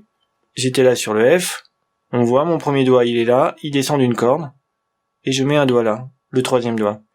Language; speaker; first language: French; native; French